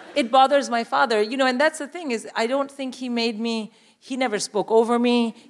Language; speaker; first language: English; non-native, local second language; Hindi